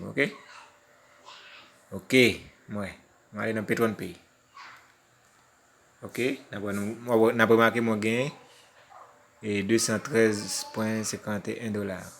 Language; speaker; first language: French; non-native, learner; Haitian Creole